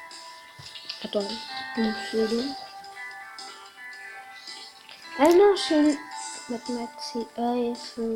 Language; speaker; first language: French; native; French